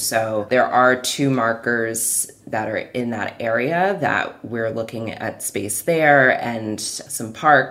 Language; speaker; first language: English; native; English